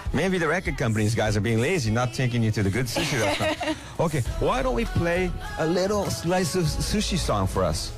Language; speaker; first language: English; non-native, fluent; Japanese